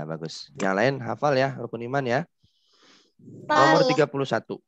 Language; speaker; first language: Indonesian; native; Indonesian